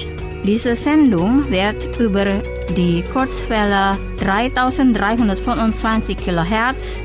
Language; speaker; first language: German; non-native, fluent; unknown